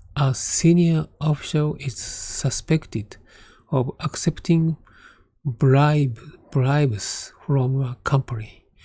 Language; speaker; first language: English; non-native, learner; Japanese